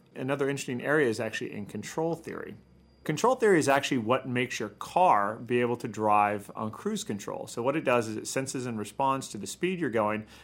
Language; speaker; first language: English; native; English